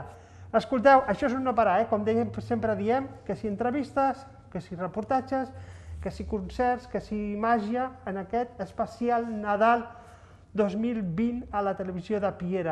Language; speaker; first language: Catalan; native; Catalan